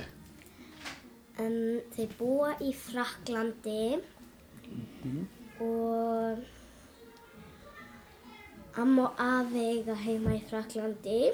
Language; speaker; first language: Icelandic; early bilingual, other home language; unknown